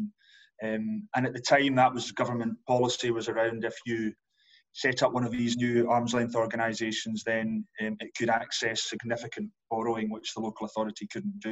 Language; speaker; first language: English; native; English